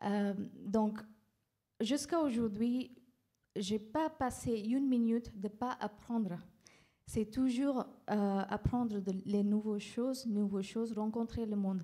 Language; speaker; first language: French; non-native, fluent; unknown